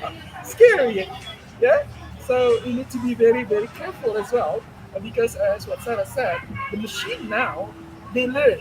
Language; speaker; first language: English; non-native, fluent; Indonesian